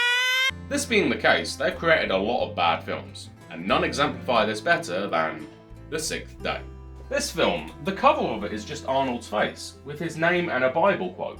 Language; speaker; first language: English; native; English